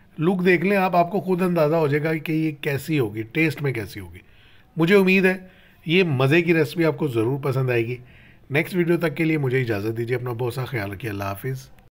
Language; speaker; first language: Urdu; native; Urdu